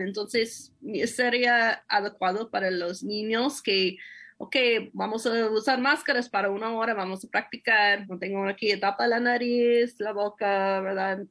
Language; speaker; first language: Spanish; non-native, fluent; English